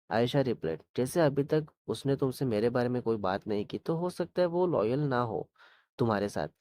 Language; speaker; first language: Hindi; non-native, local second language; Marathi